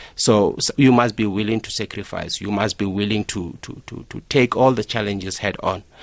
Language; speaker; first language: English; non-native, local second language; Northern Sotho